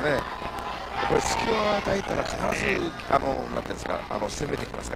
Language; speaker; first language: Japanese; native; Japanese